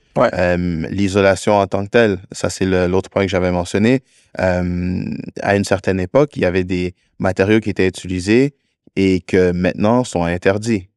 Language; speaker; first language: French; native; French